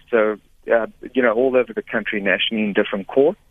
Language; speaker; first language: English; native; English